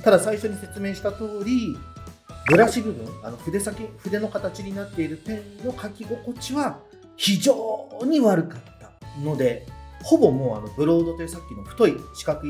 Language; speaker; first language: Japanese; native; Japanese